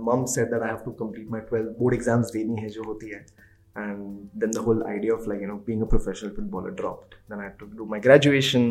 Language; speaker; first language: English; non-native, local second language; Hindi